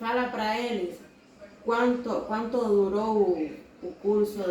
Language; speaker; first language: Portuguese; non-native, fluent; Spanish